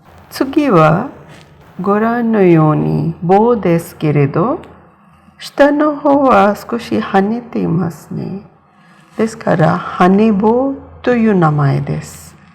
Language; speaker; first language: Japanese; non-native, fluent; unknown